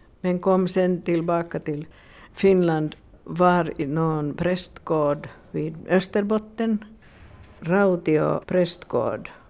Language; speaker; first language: Swedish; non-native, local second language; Finnish